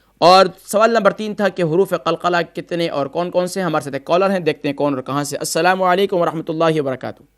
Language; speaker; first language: Urdu; native; Urdu